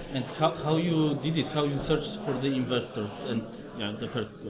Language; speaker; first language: English; non-native, fluent; Polish